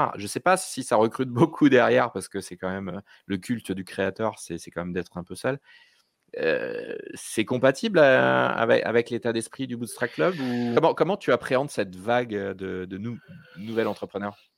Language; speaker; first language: French; native; French